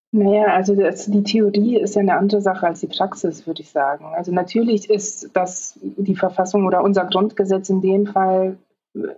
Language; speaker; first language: German; early bilingual, other home language; Polish